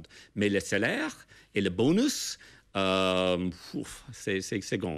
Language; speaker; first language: French; non-native, fluent; English